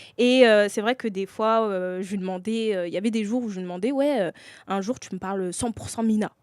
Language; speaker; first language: French; native; French